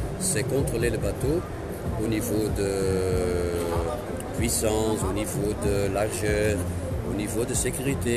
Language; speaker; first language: French; non-native, local second language; Dutch